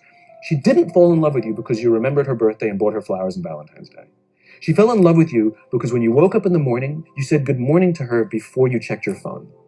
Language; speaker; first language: English; native; English